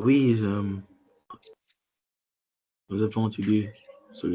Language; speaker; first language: French; non-native, learner; Arabic